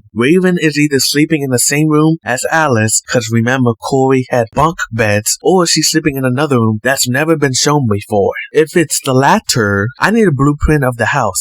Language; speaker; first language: English; native; English